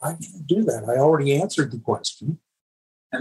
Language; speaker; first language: English; native; English